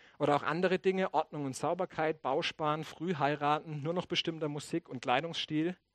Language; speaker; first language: German; native; German